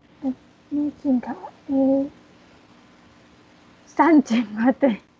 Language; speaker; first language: Japanese; non-native, learner; Chinese